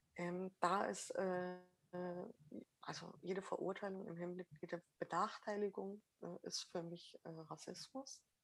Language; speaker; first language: German; early bilingual, other home language; Arabic